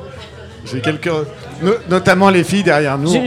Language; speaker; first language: French; native; French